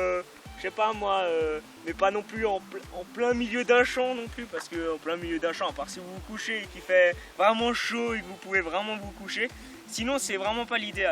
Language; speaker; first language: French; native; French